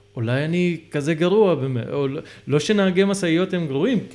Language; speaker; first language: Hebrew; native; Hebrew